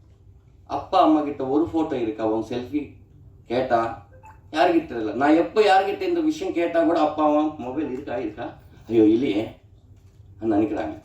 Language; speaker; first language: Tamil; non-native, learner; Telugu